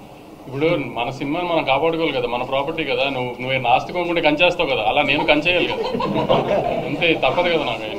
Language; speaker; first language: Telugu; native; Telugu